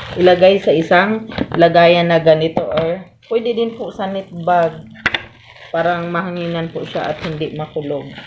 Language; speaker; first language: Filipino; non-native, local second language; Cebuano